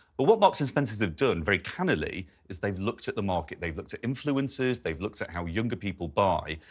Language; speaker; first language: English; native; English